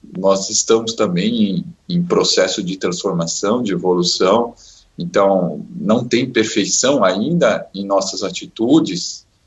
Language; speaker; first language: Portuguese; native; Portuguese